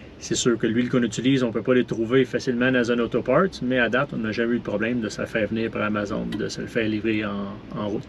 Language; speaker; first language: French; native; French